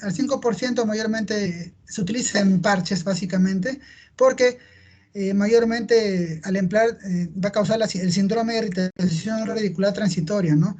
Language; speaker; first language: Spanish; native; Spanish